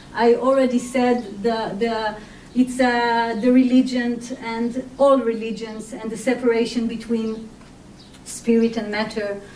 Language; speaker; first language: English; non-native, fluent; Hebrew